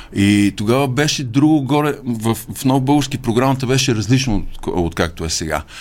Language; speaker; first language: Bulgarian; native; Bulgarian